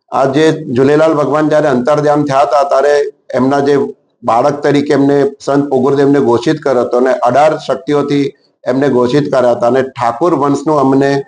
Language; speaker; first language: Gujarati; non-native, local second language; Sindhi